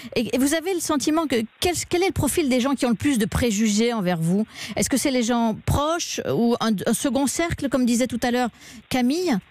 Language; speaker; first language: French; native; French